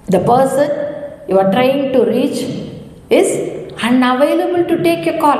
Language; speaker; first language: English; non-native, local second language; Tamil